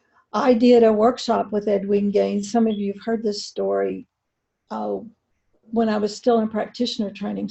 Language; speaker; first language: English; native; English